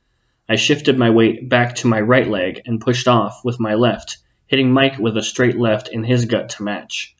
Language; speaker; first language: English; native; English